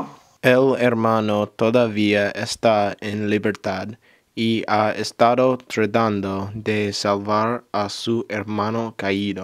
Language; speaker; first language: Spanish; non-native, learner; English